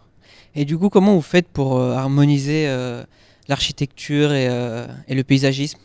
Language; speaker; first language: French; native; French